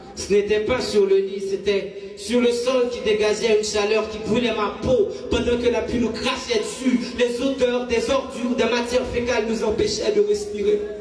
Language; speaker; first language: French; non-native, local second language; Haitian Creole